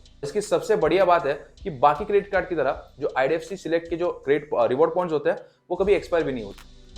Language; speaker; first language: Hindi; native; Hindi